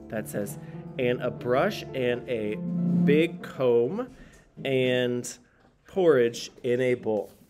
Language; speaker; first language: English; native; English